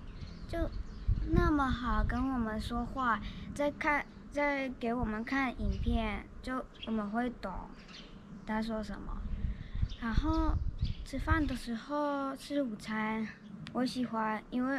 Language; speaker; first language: Chinese; early bilingual, other home language; Russian